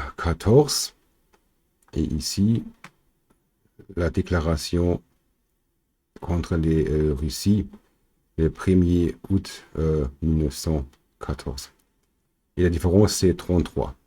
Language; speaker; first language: French; non-native, fluent; German